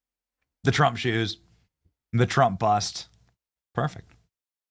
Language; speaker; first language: English; native; English